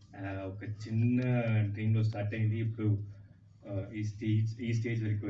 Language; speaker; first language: Telugu; non-native, fluent; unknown